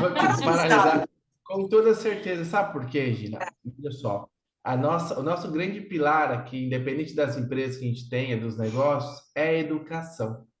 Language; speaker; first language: Portuguese; native; Portuguese